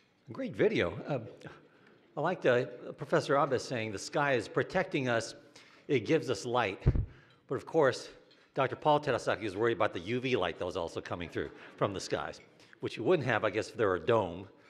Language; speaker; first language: English; native; English